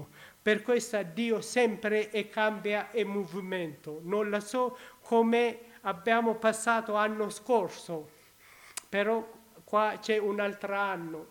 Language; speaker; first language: Italian; non-native, learner; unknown